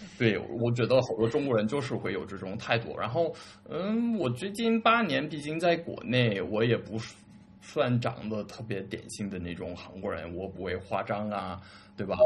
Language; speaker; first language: Chinese; early bilingual, other home language; English